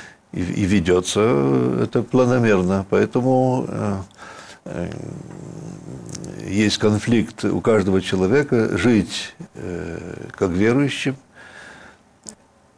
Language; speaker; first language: Russian; early bilingual, heritage; Russian